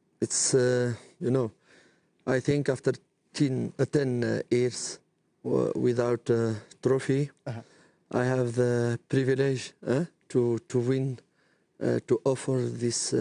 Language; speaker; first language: English; non-native, learner; French